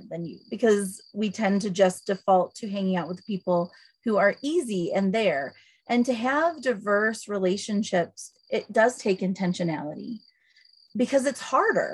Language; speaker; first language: English; native; English